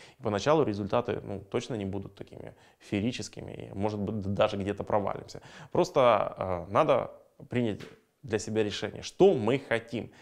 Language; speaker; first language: Russian; native; Russian